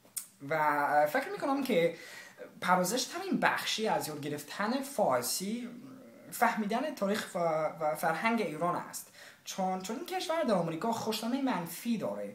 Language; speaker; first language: Persian; non-native, learner; English